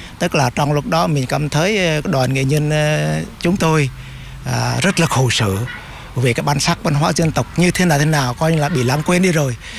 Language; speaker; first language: Vietnamese; non-native, local second language; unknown